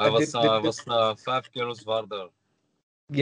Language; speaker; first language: Dutch; non-native, learner; Arabic